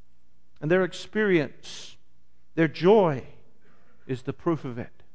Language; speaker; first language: English; native; English